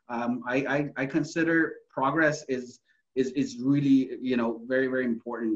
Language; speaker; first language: English; non-native, local second language; Urdu